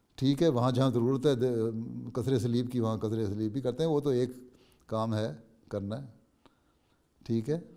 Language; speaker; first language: Urdu; native; Urdu